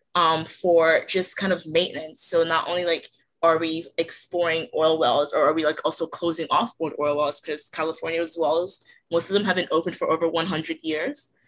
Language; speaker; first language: English; native; English